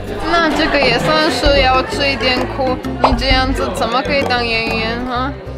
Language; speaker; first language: Chinese; non-native, fluent; Slovak